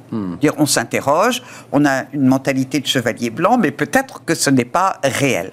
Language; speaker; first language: French; native; French